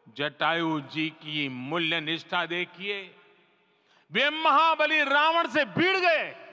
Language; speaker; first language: Hindi; non-native, local second language; Gujarati